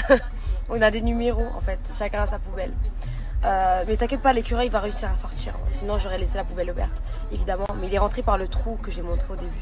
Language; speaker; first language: French; native; French